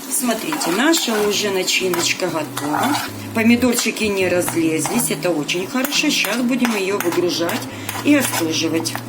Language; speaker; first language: Russian; non-native, local second language; Ukrainian